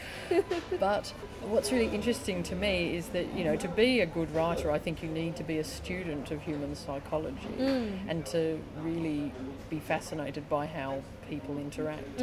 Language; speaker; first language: English; native; English